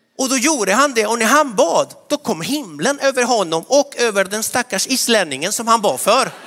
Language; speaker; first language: Swedish; non-native, fluent; Spanish